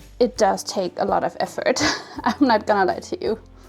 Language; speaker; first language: English; non-native, fluent; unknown